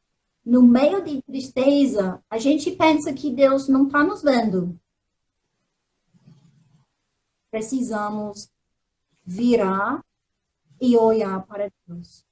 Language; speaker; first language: Portuguese; non-native, fluent; English